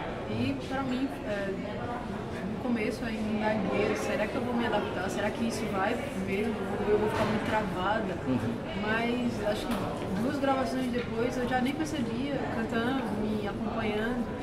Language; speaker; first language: Portuguese; native; Portuguese